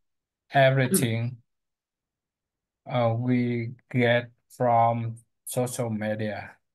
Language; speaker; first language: English; non-native, learner; Vietnamese